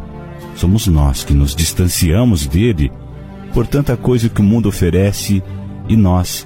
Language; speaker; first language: Portuguese; native; Portuguese